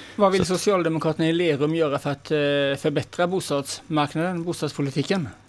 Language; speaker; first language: Swedish; native; Swedish